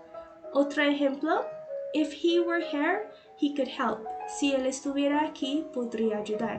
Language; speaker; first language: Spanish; non-native, fluent; English